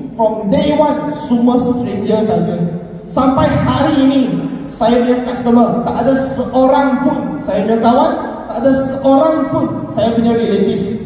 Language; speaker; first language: Malay; non-native, local second language; Chinese